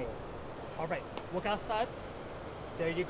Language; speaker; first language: English; native; English